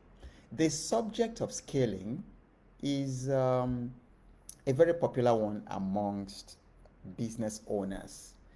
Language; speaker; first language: English; non-native, local second language; Igbo